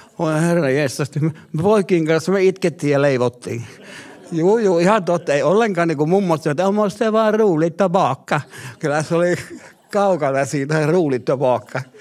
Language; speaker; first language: Finnish; native; Finnish